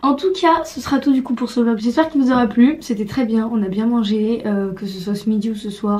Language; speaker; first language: French; native; French